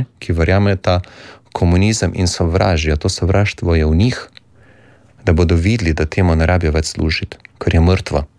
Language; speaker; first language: Slovenian; native; Slovenian